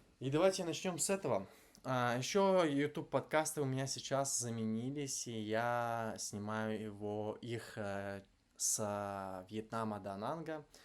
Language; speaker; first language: Russian; native; Russian